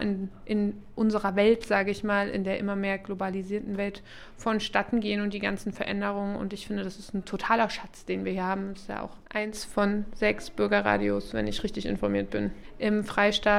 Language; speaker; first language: German; native; German